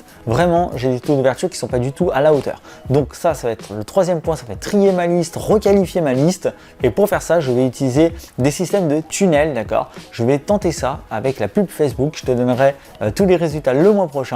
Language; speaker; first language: French; native; French